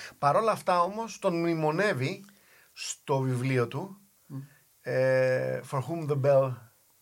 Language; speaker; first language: Greek; native; Greek